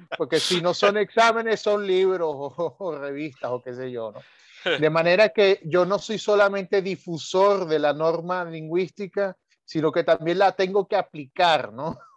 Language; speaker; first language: Spanish; native; Spanish